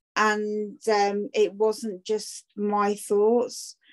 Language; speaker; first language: English; native; English